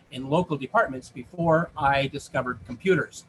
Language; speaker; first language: English; native; English